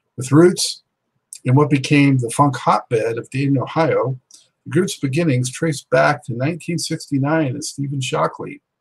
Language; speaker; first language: English; native; English